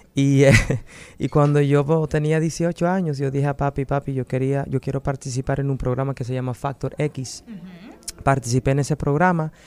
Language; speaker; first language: Spanish; early bilingual, other home language; Dutch